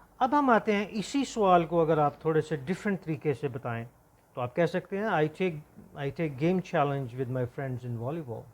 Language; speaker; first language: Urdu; non-native, local second language; Punjabi